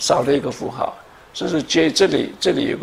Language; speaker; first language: Chinese; native; Chinese